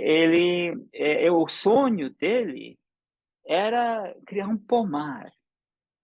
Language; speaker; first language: Portuguese; early bilingual, other home language; English